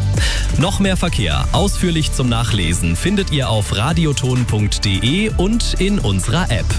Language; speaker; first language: German; native; German